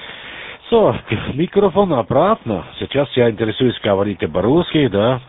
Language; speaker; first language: Russian; non-native, learner; German